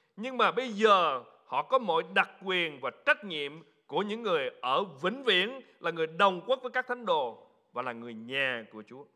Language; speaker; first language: Vietnamese; native; Vietnamese